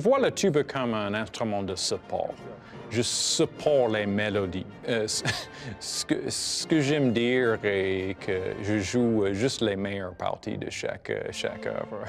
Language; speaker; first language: French; non-native, fluent; English